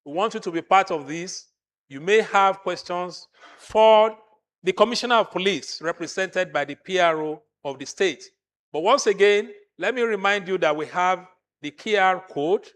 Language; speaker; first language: English; non-native, local second language; Yoruba